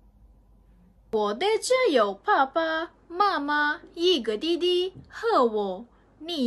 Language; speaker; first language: Chinese; non-native, learner; Malay